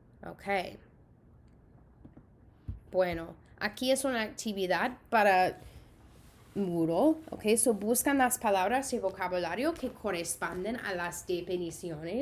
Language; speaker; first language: Spanish; non-native, fluent; English